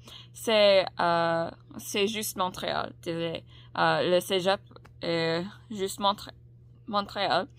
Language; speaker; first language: French; non-native, learner; English